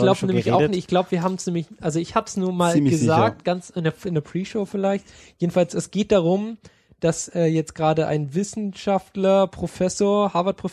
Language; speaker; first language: German; native; German